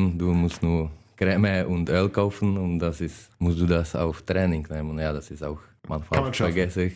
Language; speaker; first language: German; non-native, learner; Czech